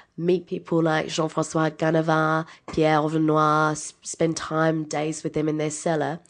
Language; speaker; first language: English; native; English